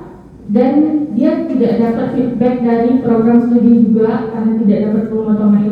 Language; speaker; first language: Indonesian; native; Indonesian